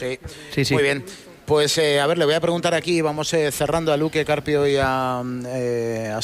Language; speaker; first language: Spanish; native; Spanish